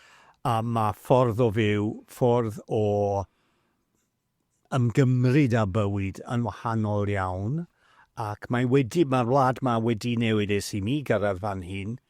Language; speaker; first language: Welsh; non-native, fluent; English